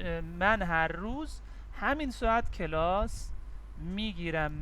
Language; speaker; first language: Persian; non-native, fluent; Urdu